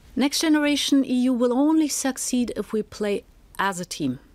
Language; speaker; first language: English; non-native, fluent; German